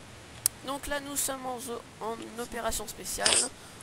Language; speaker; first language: French; native; French